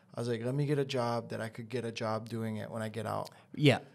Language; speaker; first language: English; native; English